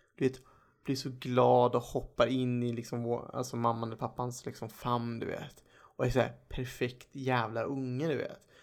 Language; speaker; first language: Swedish; native; Swedish